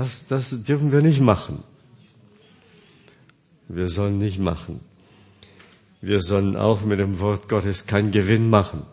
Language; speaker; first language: German; non-native, fluent; Korean